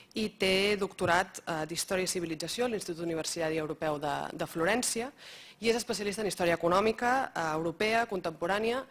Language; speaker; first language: Catalan; native; Catalan